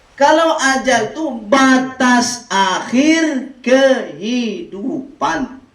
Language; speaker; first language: Malay; non-native, local second language; Minangkabau